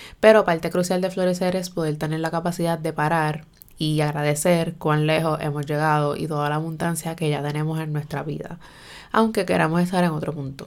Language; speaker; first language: Spanish; native; Spanish